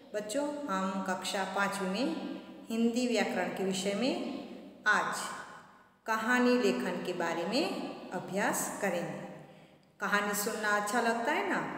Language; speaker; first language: Hindi; non-native, local second language; Gujarati